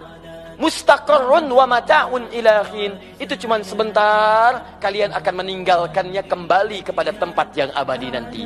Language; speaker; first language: Indonesian; native; Indonesian